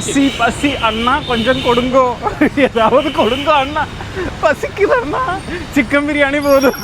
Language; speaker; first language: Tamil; non-native, learner; Malayalam